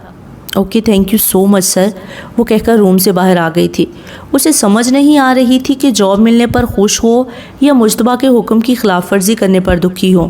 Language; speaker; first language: Urdu; native; Urdu